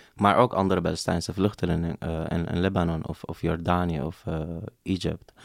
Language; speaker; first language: Dutch; non-native, fluent; Arabic